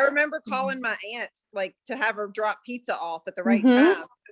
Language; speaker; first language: English; native; English